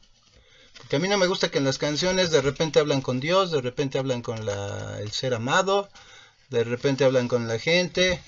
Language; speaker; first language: Spanish; native; Spanish